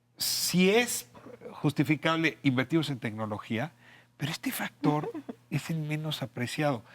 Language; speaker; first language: Spanish; native; Spanish